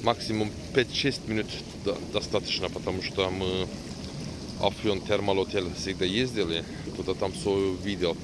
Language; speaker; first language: Russian; non-native, learner; Turkish